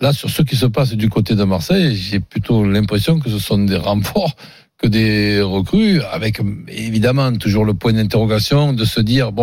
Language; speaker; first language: French; native; French